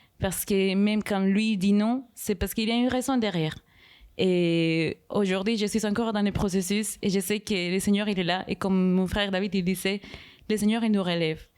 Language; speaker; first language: French; non-native, fluent; Spanish